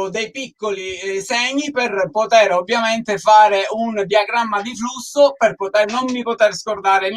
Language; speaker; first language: Italian; native; Italian